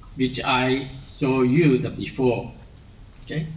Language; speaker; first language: English; non-native, learner; Japanese